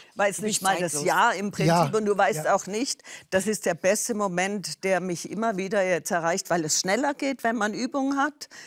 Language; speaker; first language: German; native; German